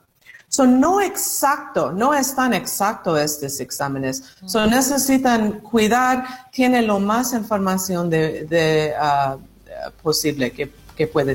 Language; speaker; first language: Spanish; non-native, learner; English